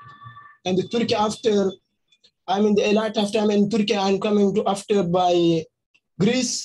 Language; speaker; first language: English; non-native, learner; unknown